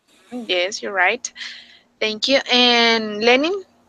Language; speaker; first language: English; non-native, fluent; Spanish